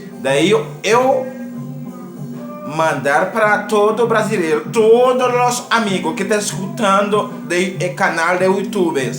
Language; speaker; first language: Portuguese; non-native, learner; Haitian Creole